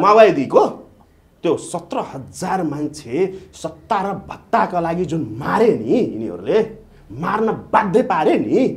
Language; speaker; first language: Nepali; non-native, local second language; Maithili